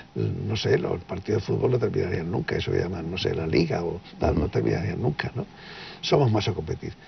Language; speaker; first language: Spanish; native; Spanish